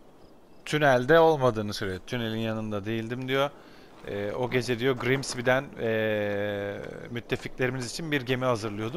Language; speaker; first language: Turkish; native; Turkish